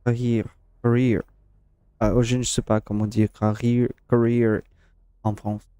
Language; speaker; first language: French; non-native, learner; Russian